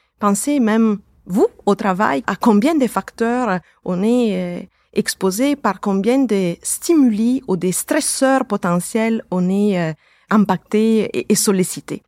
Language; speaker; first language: French; native; French